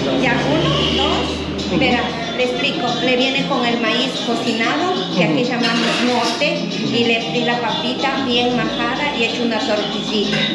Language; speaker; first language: Spanish; native; Spanish